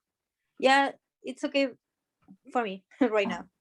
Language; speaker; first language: English; non-native, learner; Spanish